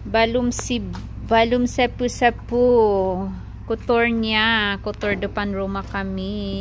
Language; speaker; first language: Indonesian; non-native, learner; Filipino